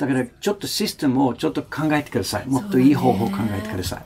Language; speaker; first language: Japanese; non-native, fluent; English